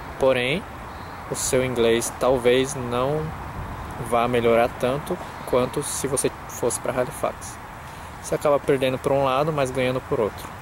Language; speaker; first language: Portuguese; native; Portuguese